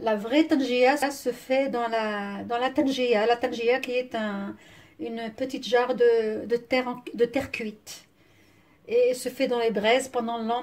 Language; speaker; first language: French; non-native, local second language; Arabic